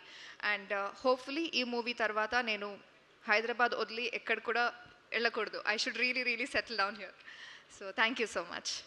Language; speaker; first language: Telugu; non-native, local second language; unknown